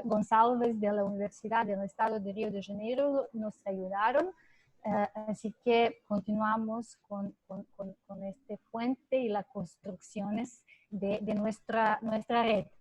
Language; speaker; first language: Spanish; non-native, fluent; Serbian